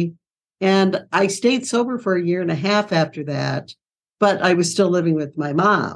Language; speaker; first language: English; native; English